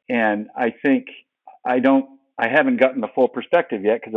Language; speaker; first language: English; native; English